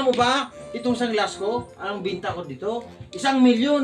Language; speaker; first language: Filipino; non-native, local second language; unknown